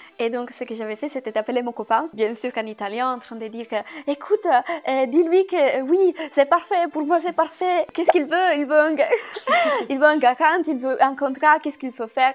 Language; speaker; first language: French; non-native, fluent; Italian